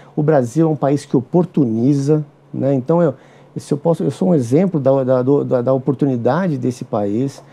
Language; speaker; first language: Portuguese; native; Portuguese